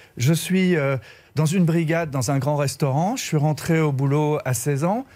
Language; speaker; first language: French; native; French